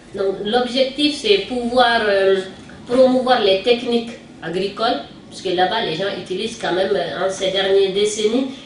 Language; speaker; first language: French; non-native, local second language; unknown